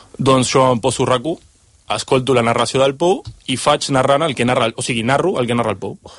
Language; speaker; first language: Catalan; non-native, fluent; Spanish